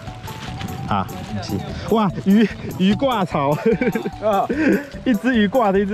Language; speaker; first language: Chinese; native; Chinese